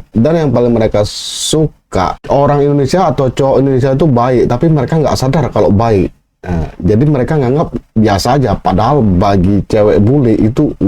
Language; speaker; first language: Indonesian; native; Indonesian